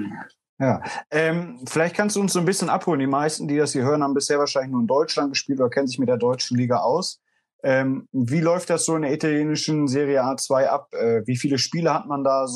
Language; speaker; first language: German; native; German